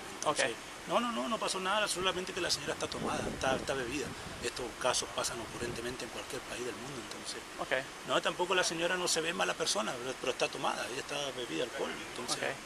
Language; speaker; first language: Spanish; native; Spanish